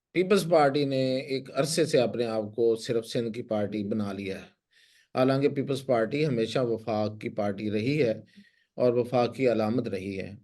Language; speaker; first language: Urdu; non-native, local second language; Punjabi